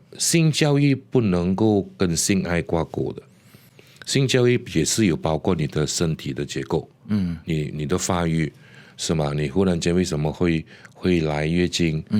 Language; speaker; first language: Chinese; native; Chinese